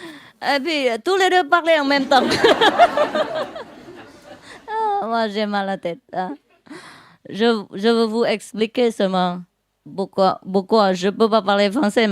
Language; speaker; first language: French; non-native, learner; Vietnamese